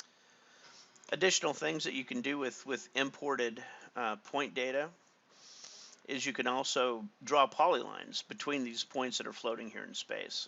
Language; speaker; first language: English; native; English